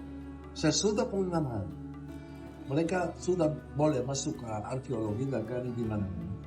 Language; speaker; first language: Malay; non-native, learner; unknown